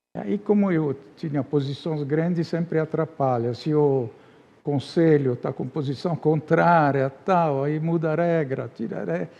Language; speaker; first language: Portuguese; non-native, fluent; Arabic